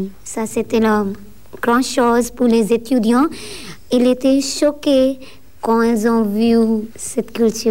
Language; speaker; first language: French; non-native, learner; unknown